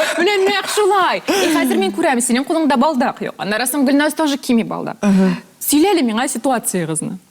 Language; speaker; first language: Tatar; native; Tatar